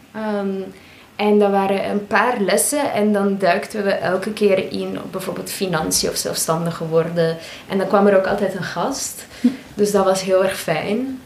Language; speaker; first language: Dutch; native; Dutch